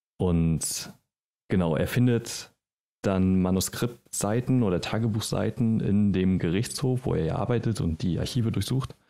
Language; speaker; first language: German; native; German